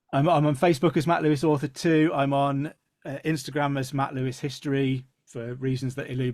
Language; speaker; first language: English; native; English